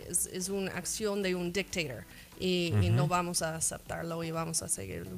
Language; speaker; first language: Spanish; non-native, fluent; English